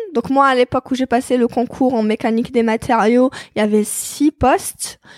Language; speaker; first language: French; non-native, local second language; Arabic